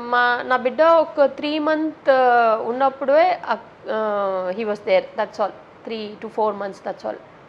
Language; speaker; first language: Telugu; non-native, learner; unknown